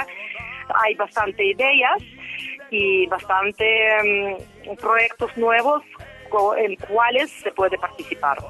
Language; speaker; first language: Spanish; non-native, fluent; Ukrainian